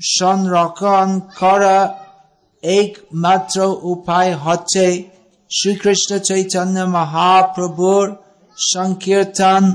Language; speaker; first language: Bangla; non-native, fluent; English